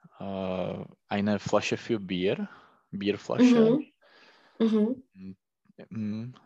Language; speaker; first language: German; non-native, learner; Czech